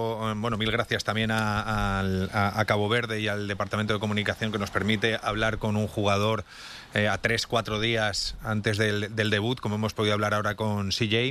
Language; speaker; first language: Spanish; native; Spanish